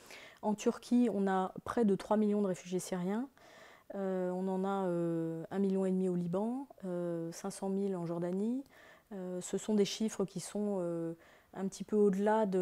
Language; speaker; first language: French; native; French